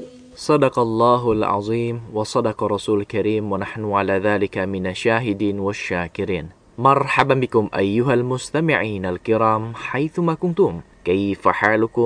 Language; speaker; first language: Arabic; non-native, fluent; Indonesian